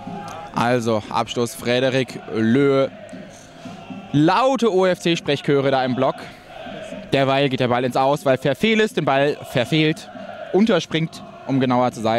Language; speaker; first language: German; native; German